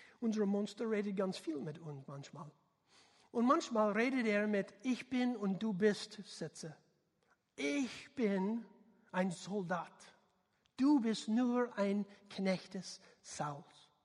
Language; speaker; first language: German; non-native, learner; English